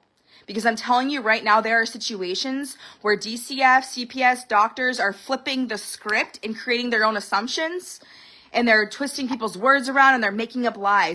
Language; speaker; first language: English; native; English